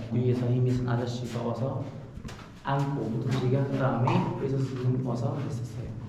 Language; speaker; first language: Korean; non-native, fluent; Arabic